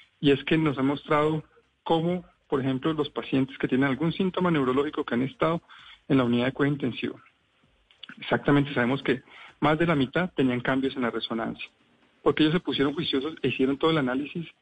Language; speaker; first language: Spanish; native; Spanish